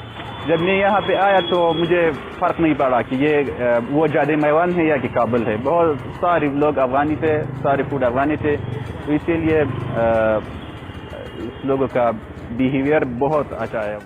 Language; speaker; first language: Hindi; non-native, fluent; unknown